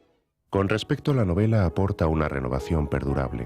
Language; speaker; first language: Spanish; native; Spanish